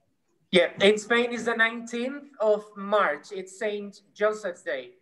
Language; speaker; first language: English; non-native, fluent; Spanish